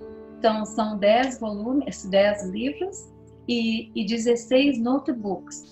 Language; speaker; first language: Portuguese; non-native, fluent; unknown